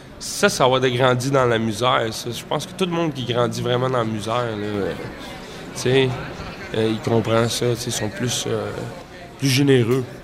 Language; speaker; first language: French; native; French